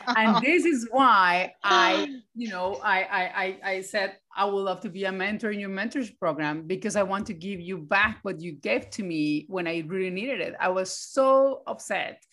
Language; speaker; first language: English; non-native, fluent; Spanish